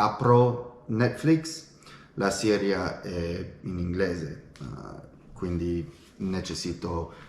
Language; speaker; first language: Italian; non-native, learner; English